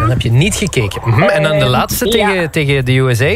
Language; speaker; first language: Dutch; native; Dutch